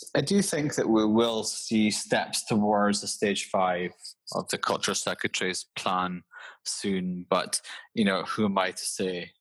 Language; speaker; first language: English; native; English